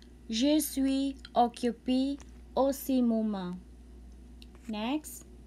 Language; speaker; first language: French; non-native, learner; Cebuano